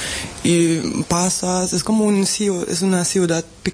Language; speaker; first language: Spanish; non-native, fluent; German